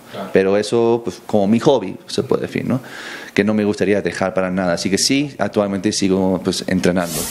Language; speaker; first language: Spanish; early bilingual, other home language; English